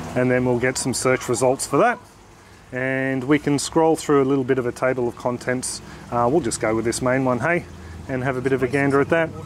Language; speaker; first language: English; native; English